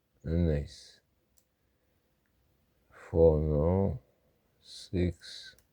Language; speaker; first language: English; non-native, learner; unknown